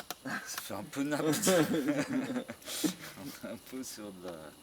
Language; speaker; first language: French; native; French